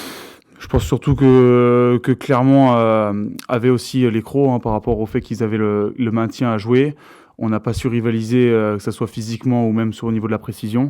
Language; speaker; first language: French; native; French